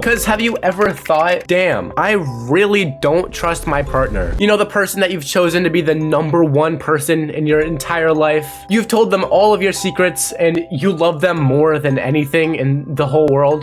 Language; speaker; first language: English; native; English